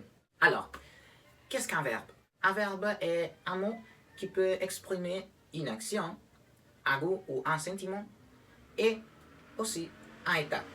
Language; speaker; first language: French; non-native, learner; Spanish